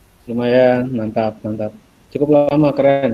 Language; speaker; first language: Indonesian; native; Indonesian